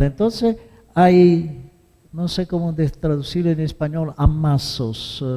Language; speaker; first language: Spanish; non-native, fluent; Italian